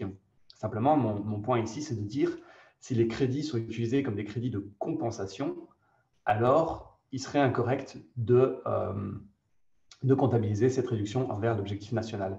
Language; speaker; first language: French; native; French